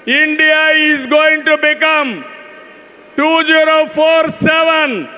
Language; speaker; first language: English; non-native, local second language; Telugu